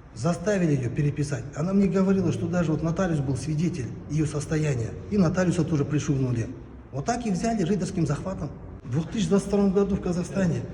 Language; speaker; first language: Russian; non-native, local second language; Kazakh